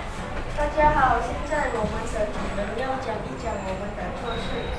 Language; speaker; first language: Chinese; non-native, learner; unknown